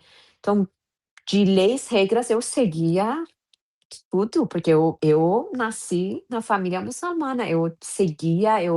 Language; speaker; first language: Portuguese; non-native, fluent; Persian